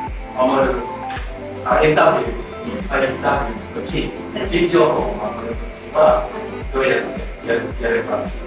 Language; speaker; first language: Japanese; non-native, learner; Indonesian